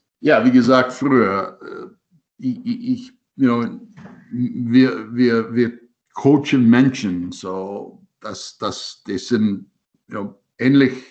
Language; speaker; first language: German; non-native, learner; English